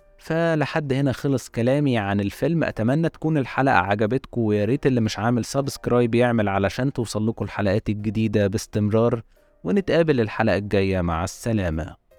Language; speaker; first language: Arabic; native; Arabic